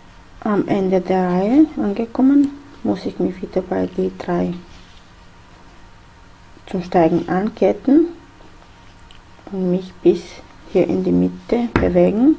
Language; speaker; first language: German; non-native, fluent; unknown